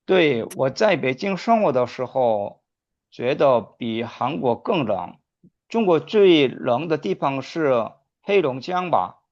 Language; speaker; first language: Chinese; non-native, fluent; Korean